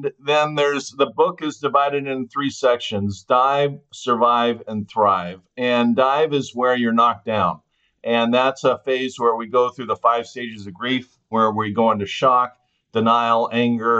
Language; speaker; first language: English; native; English